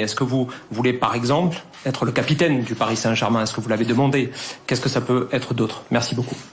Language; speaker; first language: French; native; French